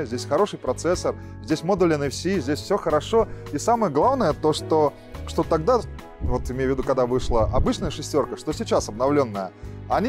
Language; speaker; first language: Russian; native; Russian